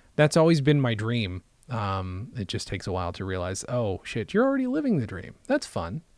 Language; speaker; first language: English; native; English